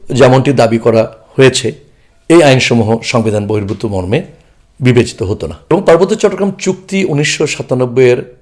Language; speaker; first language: Bangla; non-native, local second language; Chakma